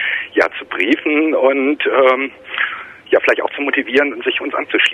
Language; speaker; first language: German; native; German